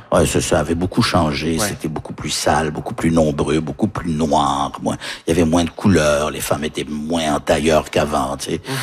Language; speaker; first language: French; early bilingual, heritage; French